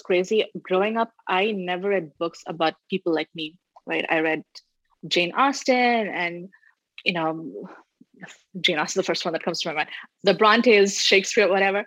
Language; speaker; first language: English; non-native, fluent; Tamil